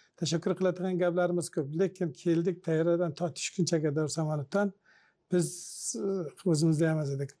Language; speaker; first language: Uzbek; early bilingual, heritage; Uzbek